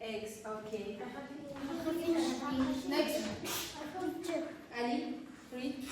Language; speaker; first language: English; non-native, learner; Kazakh